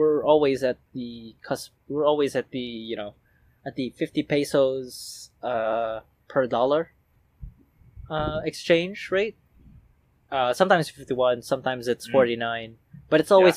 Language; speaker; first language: English; non-native, local second language; Filipino